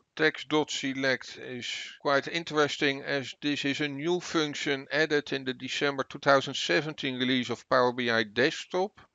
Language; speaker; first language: English; non-native, fluent; Dutch